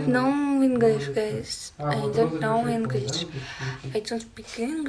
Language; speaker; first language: English; non-native, learner; Russian